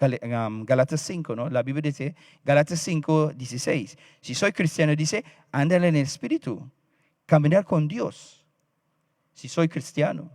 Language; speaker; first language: Spanish; non-native, fluent; English